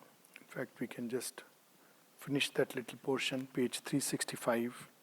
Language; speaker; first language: English; non-native, local second language; Hindi